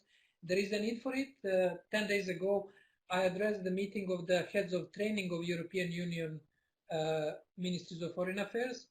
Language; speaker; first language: English; non-native, fluent; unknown